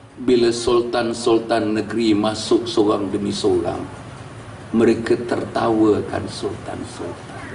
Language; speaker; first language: Malay; native; Malay